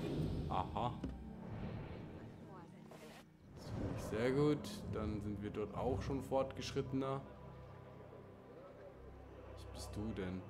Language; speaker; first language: German; native; German